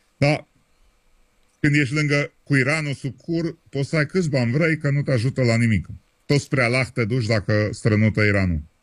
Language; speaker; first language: Romanian; native; Romanian